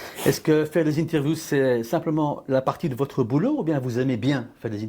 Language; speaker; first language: French; native; French